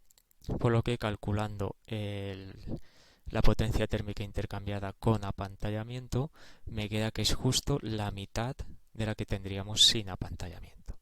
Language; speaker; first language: Spanish; native; Spanish